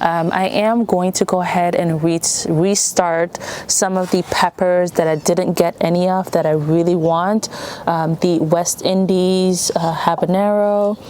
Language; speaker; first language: English; native; English